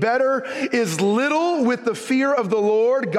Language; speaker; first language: English; native; English